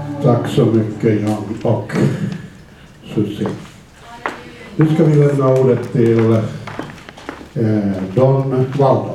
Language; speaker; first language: Swedish; non-native, fluent; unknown